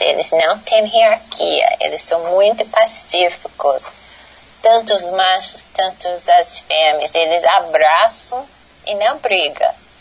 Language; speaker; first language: Portuguese; non-native, fluent; English